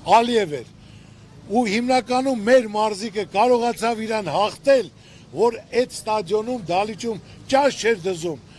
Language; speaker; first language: Armenian; native; Armenian